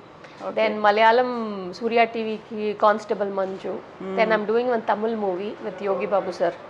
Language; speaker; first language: Telugu; non-native, local second language; Tamil